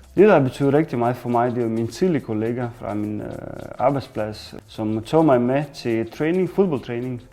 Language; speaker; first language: Danish; non-native, fluent; Romanian